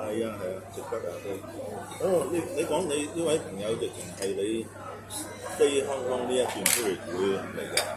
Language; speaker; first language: Cantonese; native; Cantonese